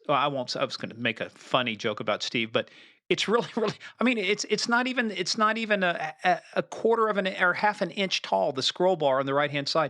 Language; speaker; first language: English; native; English